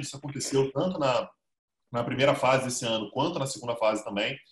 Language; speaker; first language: Portuguese; native; Portuguese